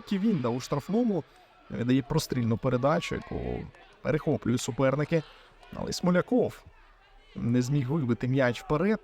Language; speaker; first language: Ukrainian; native; Ukrainian